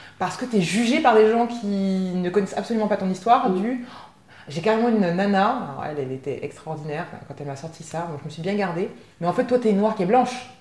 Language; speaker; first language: French; native; French